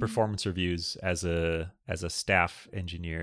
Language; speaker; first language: English; native; English